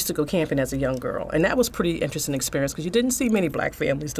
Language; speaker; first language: English; native; English